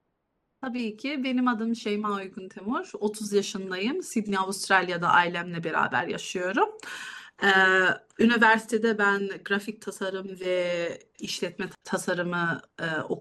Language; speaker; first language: Turkish; early bilingual, heritage; Turkish